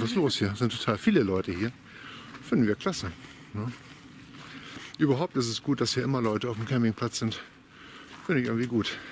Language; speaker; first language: German; native; German